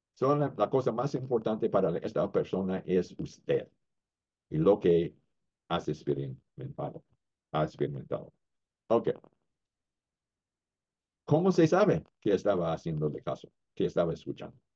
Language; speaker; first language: Spanish; non-native, fluent; English